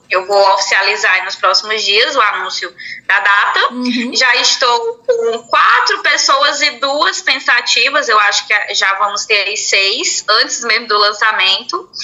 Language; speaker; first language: Portuguese; native; Portuguese